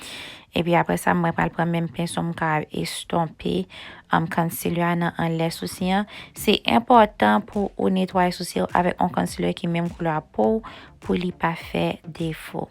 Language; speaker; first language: French; non-native, learner; Haitian Creole